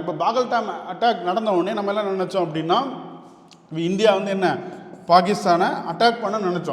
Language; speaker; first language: Tamil; native; Tamil